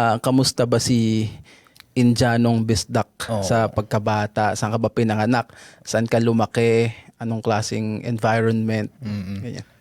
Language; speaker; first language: Filipino; native; Filipino